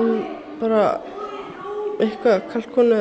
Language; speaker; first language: Icelandic; non-native, learner; German